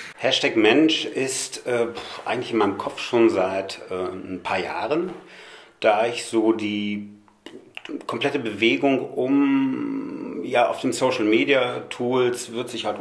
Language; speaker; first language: German; native; German